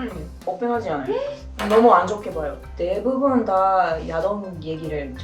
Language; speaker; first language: Korean; non-native, fluent; English